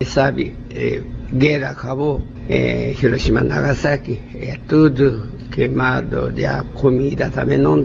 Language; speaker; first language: Portuguese; non-native, learner; Japanese